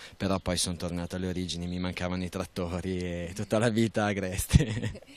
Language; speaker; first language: Italian; native; Italian